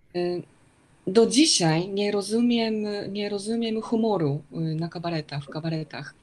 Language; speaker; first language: Polish; non-native, fluent; Japanese